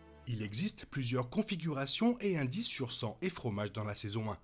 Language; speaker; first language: French; native; French